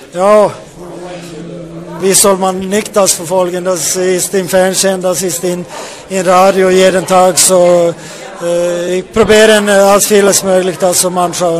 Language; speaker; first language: German; non-native, fluent; Swedish